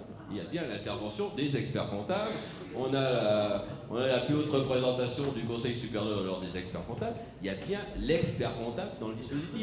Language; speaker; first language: French; native; French